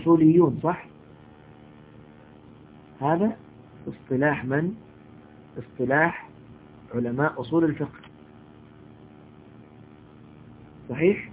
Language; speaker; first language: Arabic; native; Arabic